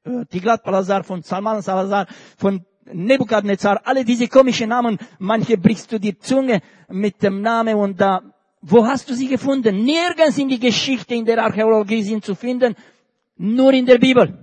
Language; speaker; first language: German; non-native, fluent; Romanian